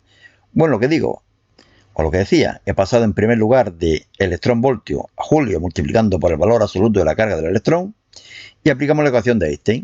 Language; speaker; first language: Spanish; native; Spanish